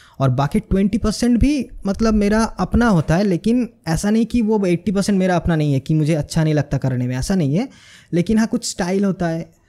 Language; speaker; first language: Hindi; non-native, local second language; Bangla